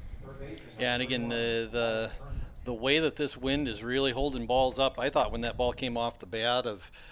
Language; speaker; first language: English; native; English